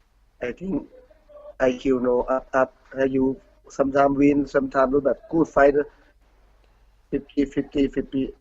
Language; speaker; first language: English; non-native, learner; Thai